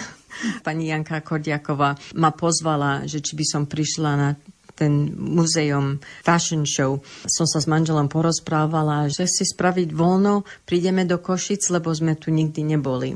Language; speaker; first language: Slovak; early bilingual, heritage; Slovak